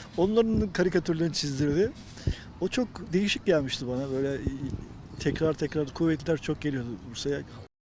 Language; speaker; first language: Turkish; native; Turkish